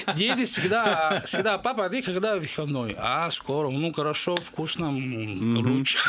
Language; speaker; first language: Russian; non-native, fluent; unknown